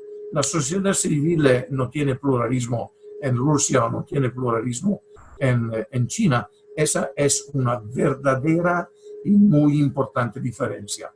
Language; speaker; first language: Spanish; non-native, fluent; Italian